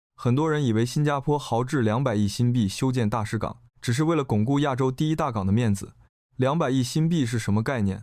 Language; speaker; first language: Chinese; native; Chinese